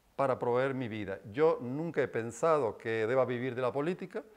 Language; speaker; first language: Spanish; native; Spanish